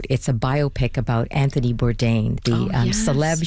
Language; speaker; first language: English; native; English